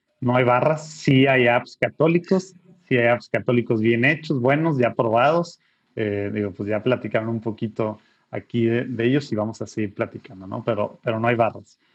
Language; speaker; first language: Spanish; native; Spanish